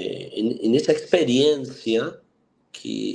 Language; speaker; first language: Portuguese; non-native, fluent; Spanish